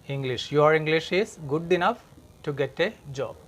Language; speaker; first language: English; non-native, local second language; Malayalam